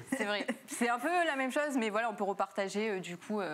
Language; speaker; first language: French; native; French